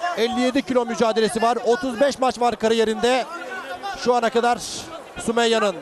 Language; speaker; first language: Turkish; native; Turkish